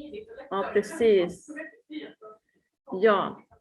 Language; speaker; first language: Swedish; native; Swedish